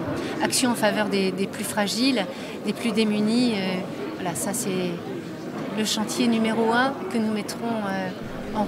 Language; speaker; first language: French; native; French